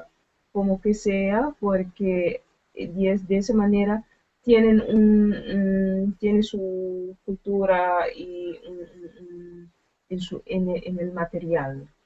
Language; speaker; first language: Spanish; non-native, learner; Dutch